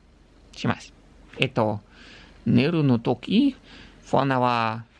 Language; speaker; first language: Japanese; non-native, learner; English